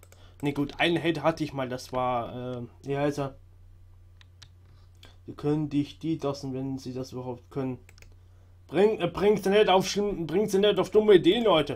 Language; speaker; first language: German; native; German